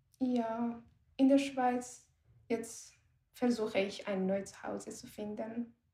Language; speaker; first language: German; non-native, learner; Persian